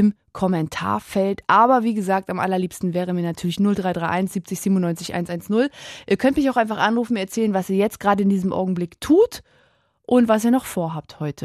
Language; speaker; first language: German; native; German